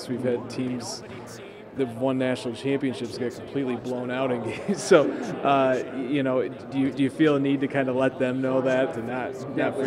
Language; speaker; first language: English; native; English